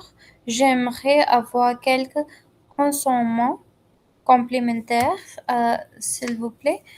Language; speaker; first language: French; non-native, learner; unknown